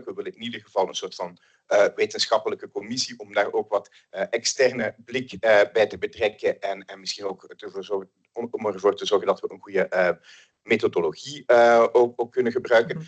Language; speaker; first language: Dutch; native; Dutch